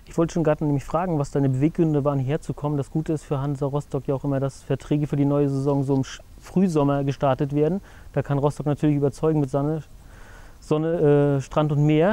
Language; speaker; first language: German; native; German